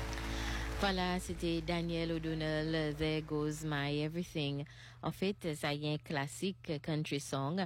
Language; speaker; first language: French; non-native, local second language; Seselwa Creole French